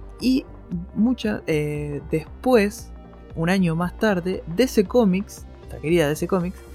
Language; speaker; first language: Spanish; native; Spanish